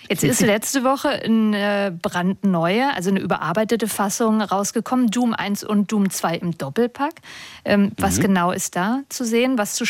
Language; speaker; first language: German; native; German